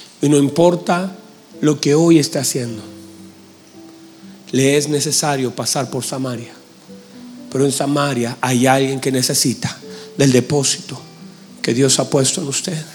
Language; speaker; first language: Spanish; native; Spanish